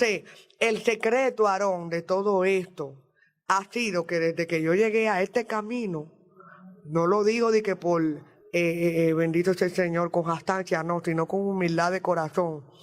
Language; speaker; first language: Spanish; native; Spanish